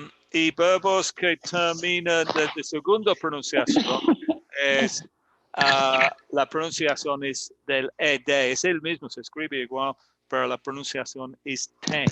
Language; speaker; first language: Spanish; non-native, fluent; English